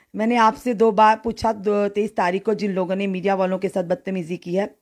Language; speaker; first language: Hindi; native; Hindi